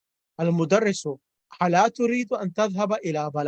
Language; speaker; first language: Arabic; non-native, fluent; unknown